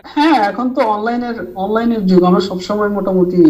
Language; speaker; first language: Bangla; native; Bangla